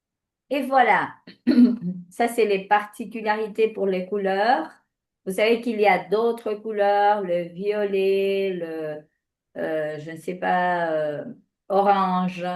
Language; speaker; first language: French; non-native, fluent; Spanish